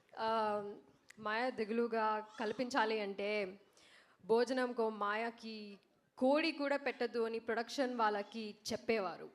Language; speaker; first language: Telugu; non-native, learner; Malayalam